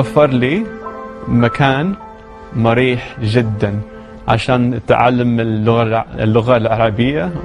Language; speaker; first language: Arabic; non-native, learner; English